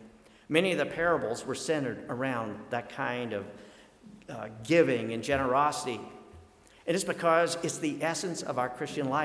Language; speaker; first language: English; native; English